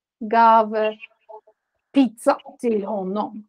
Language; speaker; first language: Swedish; non-native, fluent; Russian